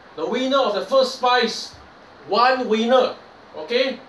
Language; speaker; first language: English; non-native, local second language; Chinese